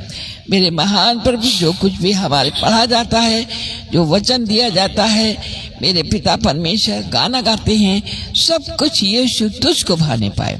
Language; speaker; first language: Hindi; native; Hindi